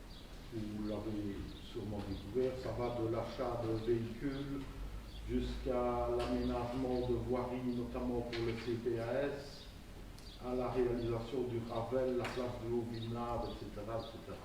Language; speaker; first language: French; native; French